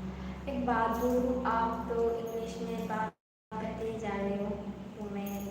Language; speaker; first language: Hindi; non-native, local second language; Bangla